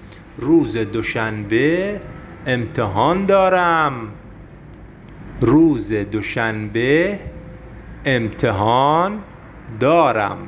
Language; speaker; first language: Persian; non-native, fluent; Arabic